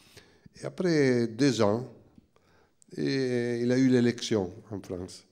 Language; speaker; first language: French; non-native, fluent; Italian